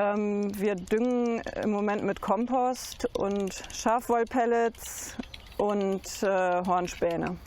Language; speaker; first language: German; native; German